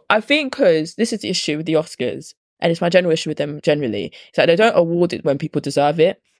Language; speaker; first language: English; native; English